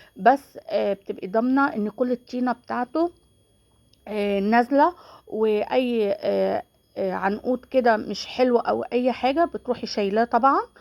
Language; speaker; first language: Arabic; native; Arabic